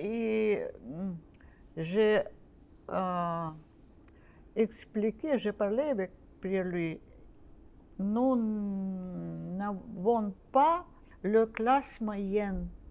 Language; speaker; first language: French; non-native, learner; Russian